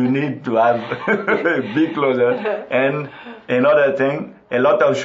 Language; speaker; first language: English; non-native, local second language; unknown